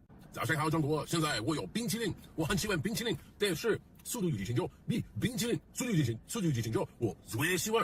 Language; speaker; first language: Chinese; non-native, learner; English